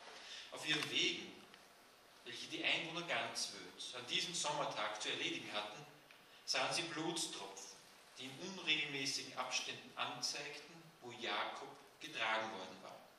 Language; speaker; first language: German; native; German